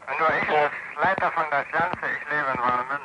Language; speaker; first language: German; native; German